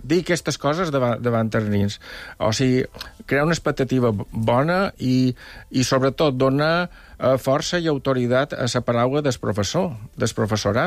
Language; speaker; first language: Catalan; native; Catalan